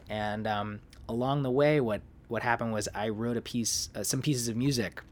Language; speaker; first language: English; native; English